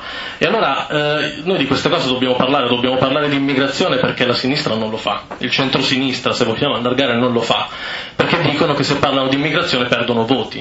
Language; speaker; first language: Italian; native; Italian